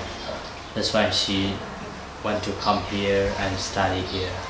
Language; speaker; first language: English; non-native, fluent; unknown